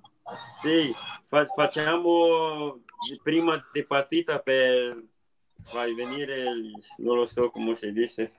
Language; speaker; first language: Italian; non-native, learner; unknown